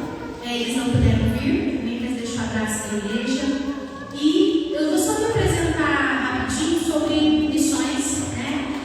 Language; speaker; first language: Portuguese; native; Portuguese